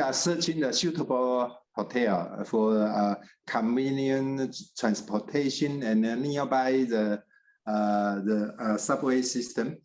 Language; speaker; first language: English; non-native, fluent; Chinese